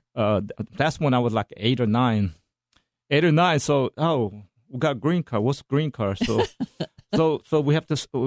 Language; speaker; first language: English; non-native, fluent; Korean